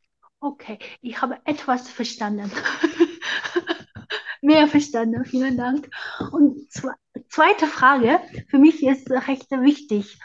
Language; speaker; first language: German; non-native, fluent; Chinese